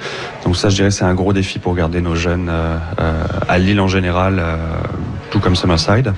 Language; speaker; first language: French; native; French